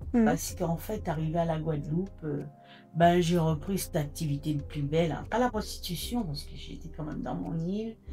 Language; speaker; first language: French; native; French